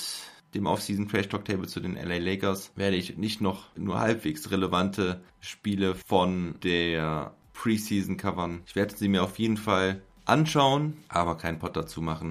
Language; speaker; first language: German; native; German